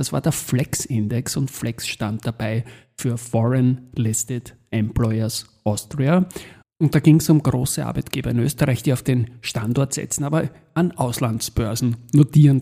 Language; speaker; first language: German; native; German